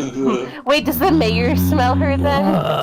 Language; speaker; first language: English; native; English